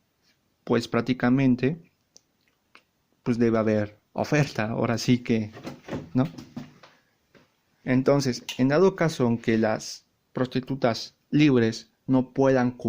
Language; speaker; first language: Spanish; native; Spanish